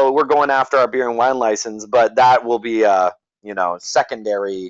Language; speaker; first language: English; native; English